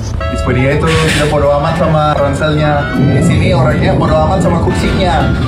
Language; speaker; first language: Indonesian; non-native, fluent; Swedish